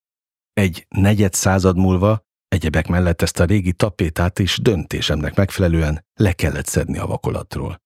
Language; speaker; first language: Hungarian; native; Hungarian